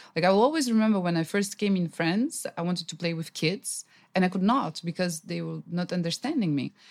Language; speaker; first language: English; non-native, fluent; Russian